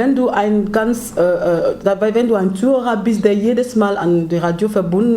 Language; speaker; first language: German; non-native, learner; French